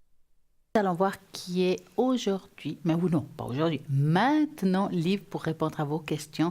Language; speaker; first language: French; native; French